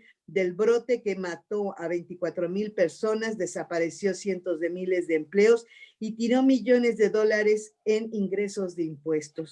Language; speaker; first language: Spanish; native; Spanish